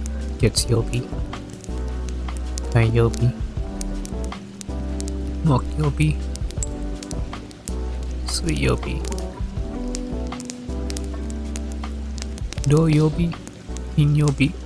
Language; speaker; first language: Japanese; non-native, learner; English